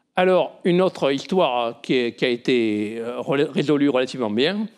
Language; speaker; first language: French; native; French